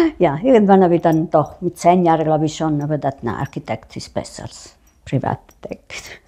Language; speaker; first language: German; non-native, fluent; Italian